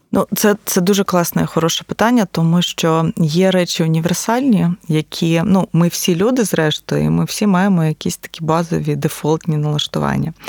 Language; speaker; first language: Ukrainian; native; Ukrainian